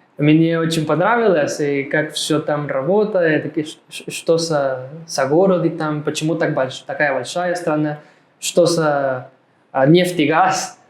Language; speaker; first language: Russian; non-native, fluent; Spanish